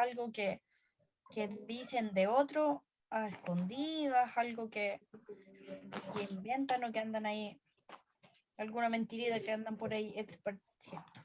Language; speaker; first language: Spanish; native; Spanish